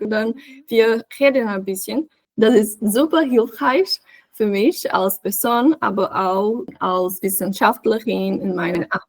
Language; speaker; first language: German; non-native, fluent; Portuguese